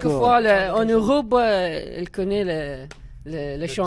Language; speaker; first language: French; non-native, learner; Arabic